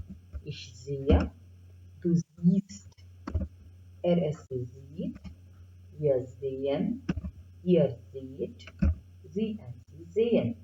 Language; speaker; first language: German; non-native, fluent; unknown